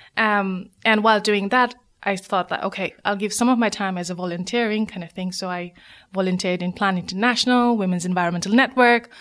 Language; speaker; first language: English; non-native, local second language; Nepali